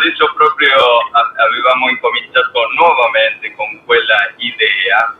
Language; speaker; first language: Italian; non-native, learner; Spanish